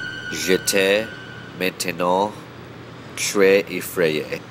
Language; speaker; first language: French; non-native, learner; English